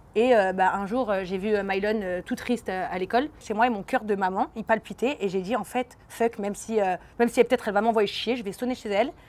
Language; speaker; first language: French; early bilingual, other home language; English